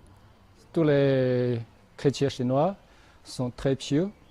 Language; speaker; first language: French; non-native, fluent; Chinese